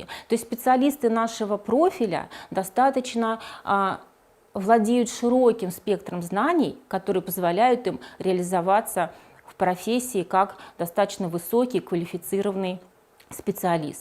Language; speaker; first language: Russian; native; Russian